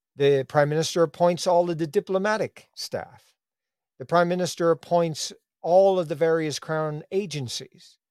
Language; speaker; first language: English; native; English